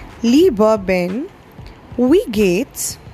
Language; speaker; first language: German; non-native, fluent; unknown